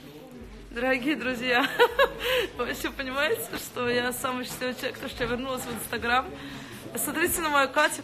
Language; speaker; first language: Russian; native; Russian